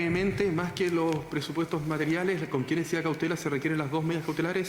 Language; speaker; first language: Spanish; native; Spanish